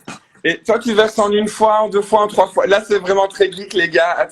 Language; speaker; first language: French; native; French